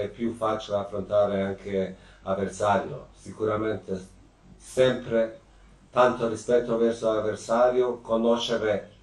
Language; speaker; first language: Italian; non-native, fluent; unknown